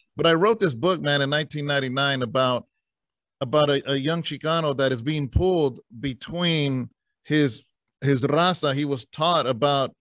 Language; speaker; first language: English; native; English